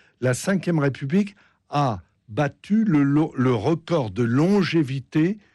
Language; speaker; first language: French; native; French